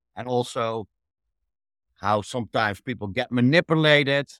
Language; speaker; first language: English; non-native, fluent; Dutch